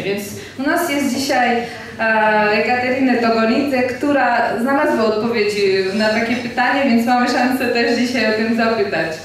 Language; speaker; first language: Polish; non-native, fluent; Georgian